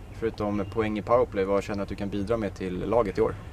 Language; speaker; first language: Swedish; native; Swedish